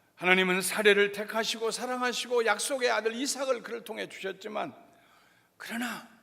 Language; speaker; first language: Korean; native; Korean